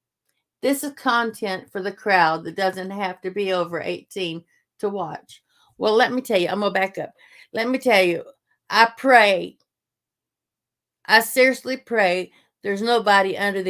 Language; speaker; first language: English; native; English